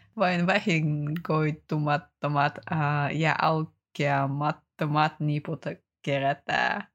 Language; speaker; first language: Finnish; non-native, fluent; Russian